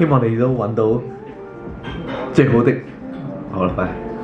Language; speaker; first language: Chinese; native; Chinese